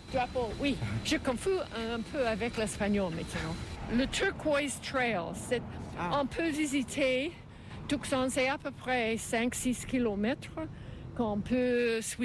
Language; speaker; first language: French; non-native, learner; English